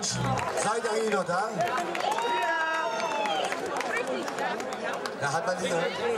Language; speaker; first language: German; native; German